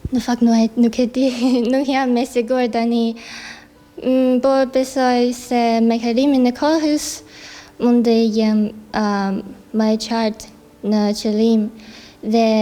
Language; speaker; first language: Albanian; non-native, learner; Chinese